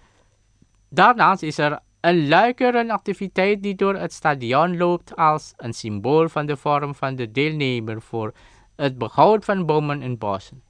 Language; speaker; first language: Dutch; non-native, learner; Indonesian